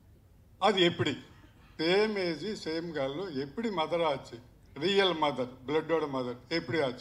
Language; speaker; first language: Tamil; non-native, learner; Telugu